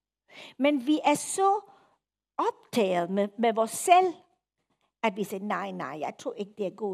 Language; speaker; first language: Danish; non-native, fluent; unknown